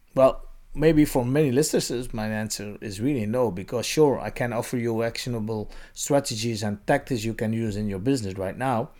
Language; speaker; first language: English; non-native, fluent; Dutch